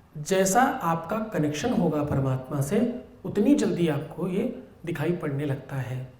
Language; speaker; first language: Hindi; native; Hindi